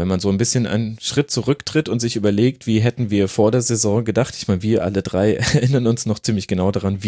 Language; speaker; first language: German; native; German